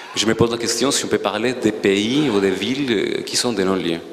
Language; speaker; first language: French; non-native, fluent; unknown